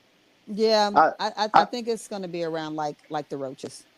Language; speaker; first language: English; native; English